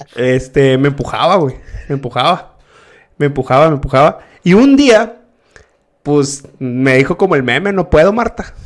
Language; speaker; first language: Spanish; native; Spanish